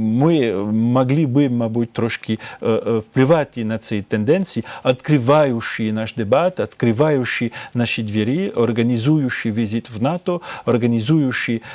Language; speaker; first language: Ukrainian; non-native, fluent; French